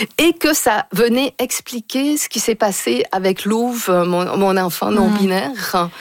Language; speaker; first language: French; native; French